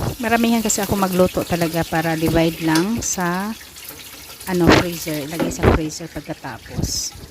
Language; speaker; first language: Filipino; non-native, local second language; Cebuano